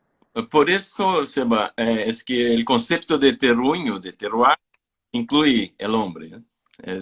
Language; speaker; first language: Spanish; non-native, fluent; Portuguese